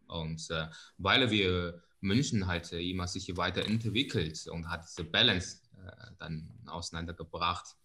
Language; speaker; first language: German; non-native, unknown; Chinese